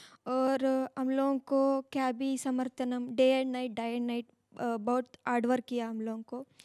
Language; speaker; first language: Hindi; non-native, local second language; Kannada